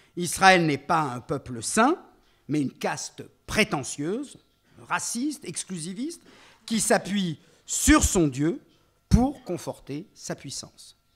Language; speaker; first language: French; native; French